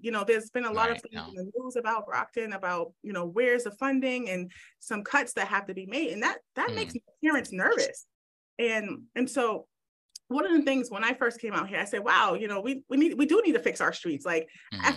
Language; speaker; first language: English; native; English